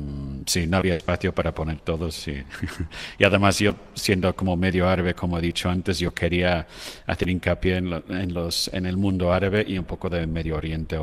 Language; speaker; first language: Spanish; non-native, fluent; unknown